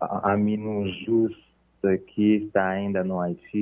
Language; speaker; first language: Portuguese; non-native, fluent; Haitian Creole